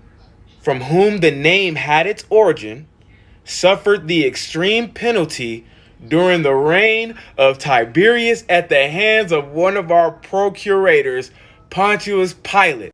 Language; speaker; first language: English; native; English